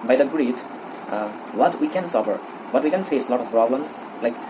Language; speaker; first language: English; non-native, local second language; Nepali